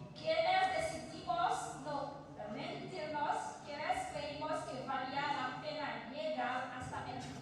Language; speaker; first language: Spanish; non-native, learner; French